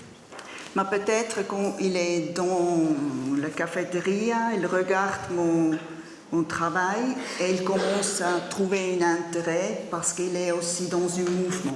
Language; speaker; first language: French; non-native, learner; German